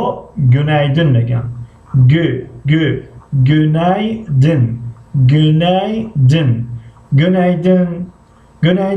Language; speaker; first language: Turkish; non-native, fluent; Tajik